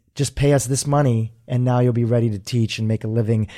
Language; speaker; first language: English; native; English